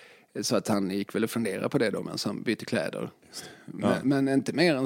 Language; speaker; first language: Swedish; native; Swedish